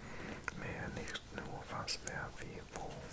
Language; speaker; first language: German; non-native, learner; English